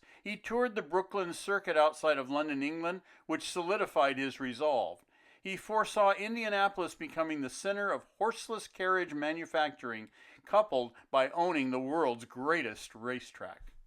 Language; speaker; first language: English; native; English